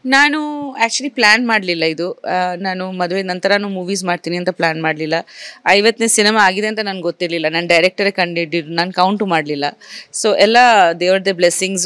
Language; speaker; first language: Kannada; non-native, fluent; Bangla